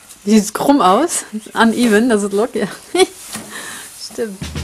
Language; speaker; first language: German; native; German